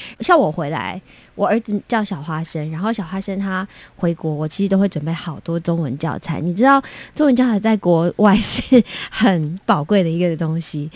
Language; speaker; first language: Chinese; non-native, local second language; Min Nan Chinese